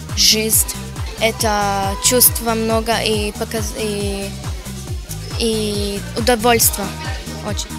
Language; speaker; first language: Russian; early bilingual, heritage; Russian